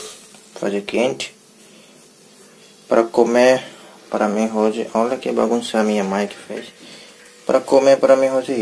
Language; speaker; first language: Portuguese; non-native, learner; Hindi